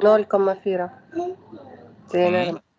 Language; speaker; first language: Swedish; non-native, learner; Arabic